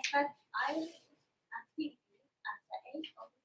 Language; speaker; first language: English; non-native, learner; Japanese